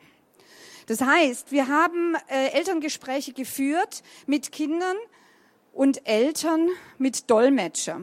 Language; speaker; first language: German; native; German